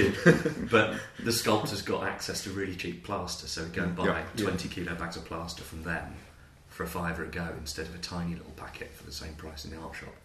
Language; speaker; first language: English; native; English